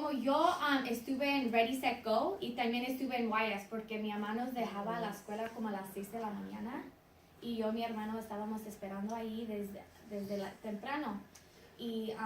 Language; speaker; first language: Spanish; early bilingual, heritage; Spanish